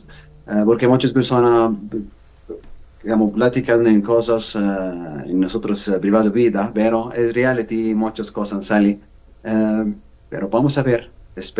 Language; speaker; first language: Spanish; non-native, learner; Arabic